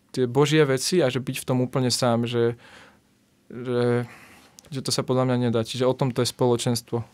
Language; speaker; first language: Slovak; native; Slovak